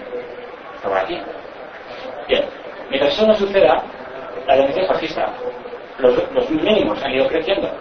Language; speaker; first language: Spanish; native; Spanish